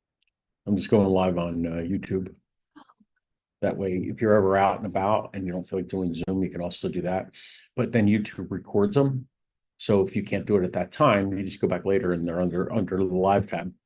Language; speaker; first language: English; native; English